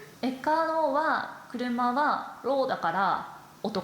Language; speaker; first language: Japanese; native; Japanese